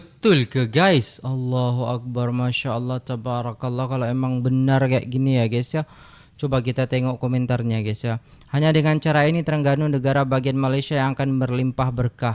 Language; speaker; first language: Indonesian; non-native, local second language; Javanese